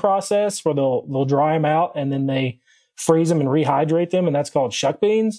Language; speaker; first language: English; native; English